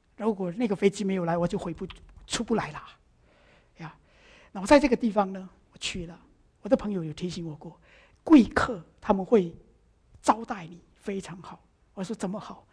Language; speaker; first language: Chinese; early bilingual, heritage; Chinese